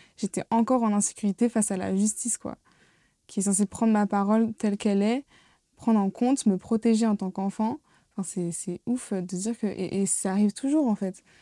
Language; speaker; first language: French; native; French